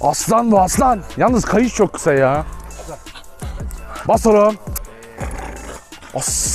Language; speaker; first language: Turkish; native; Turkish